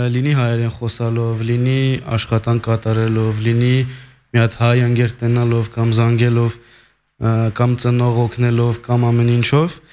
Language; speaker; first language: Armenian; early bilingual, heritage; Armenian